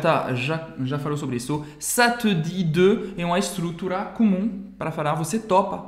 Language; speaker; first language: Portuguese; non-native, fluent; French